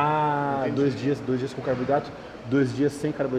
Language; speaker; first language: Portuguese; native; Portuguese